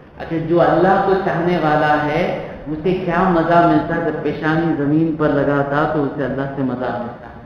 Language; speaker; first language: Urdu; native; Urdu